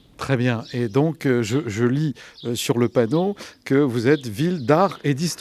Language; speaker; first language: French; native; French